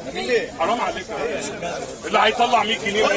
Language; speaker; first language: Arabic; native; Arabic